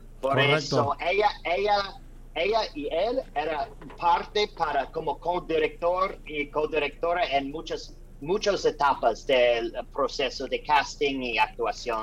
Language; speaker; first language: Spanish; non-native, learner; English